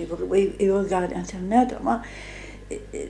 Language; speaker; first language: French; non-native, fluent; English